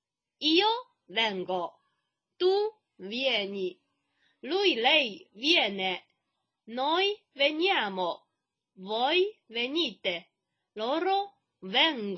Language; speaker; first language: Italian; non-native, fluent; Chinese